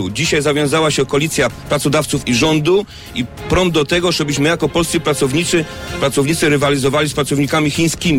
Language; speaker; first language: Polish; native; Polish